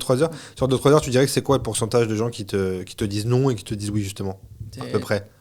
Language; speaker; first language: French; native; French